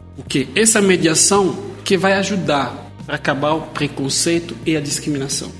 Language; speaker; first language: Portuguese; non-native, fluent; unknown